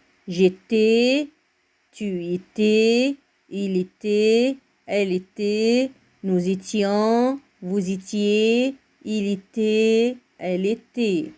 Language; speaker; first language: French; non-native, fluent; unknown